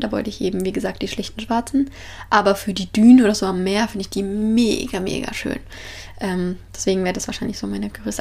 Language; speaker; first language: German; native; German